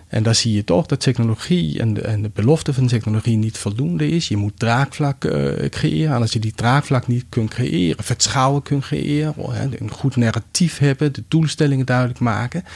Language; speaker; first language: Dutch; non-native, fluent; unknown